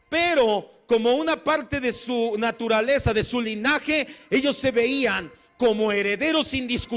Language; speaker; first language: Spanish; native; Spanish